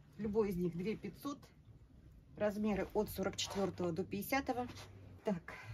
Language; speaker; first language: Russian; native; Russian